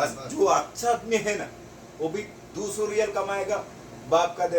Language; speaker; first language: Hindi; non-native, learner; Bangla